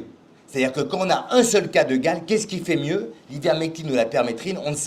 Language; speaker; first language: French; native; French